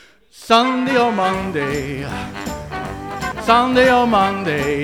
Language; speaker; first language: English; non-native, fluent; Dutch